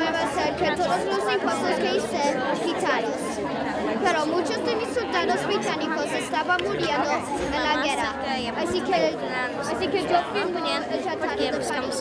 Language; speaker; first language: Spanish; non-native, learner; English